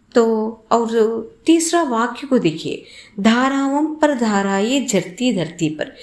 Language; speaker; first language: Hindi; non-native, local second language; Telugu